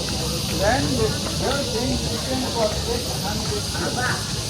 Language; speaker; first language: English; non-native, learner; Indonesian